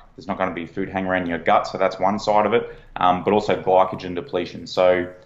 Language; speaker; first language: English; native; English